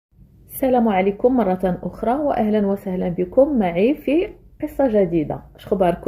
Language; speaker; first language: Arabic; native; Arabic